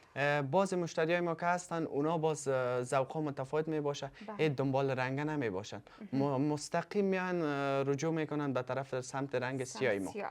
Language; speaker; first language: Persian; native; Persian